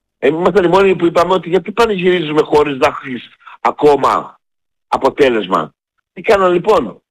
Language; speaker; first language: Greek; native; Greek